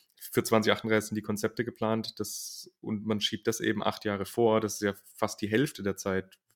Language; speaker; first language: German; native; German